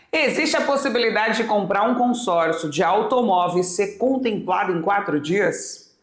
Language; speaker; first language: Portuguese; native; Portuguese